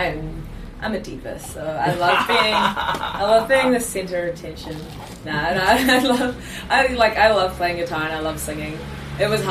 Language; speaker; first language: English; native; English